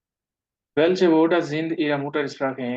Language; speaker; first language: German; non-native, fluent; Bangla